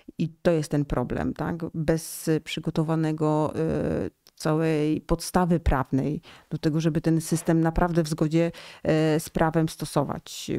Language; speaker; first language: Polish; native; Polish